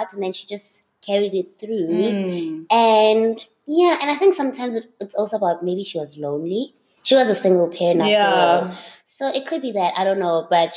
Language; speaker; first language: English; non-native, local second language; Zulu